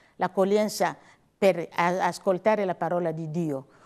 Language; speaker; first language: Italian; non-native, learner; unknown